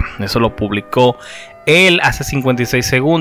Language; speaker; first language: Spanish; native; Spanish